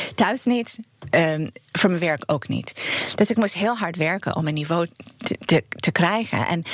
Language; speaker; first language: Dutch; non-native, fluent; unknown